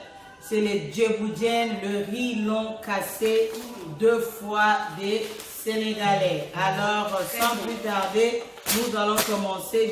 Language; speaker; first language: French; non-native, local second language; Lingala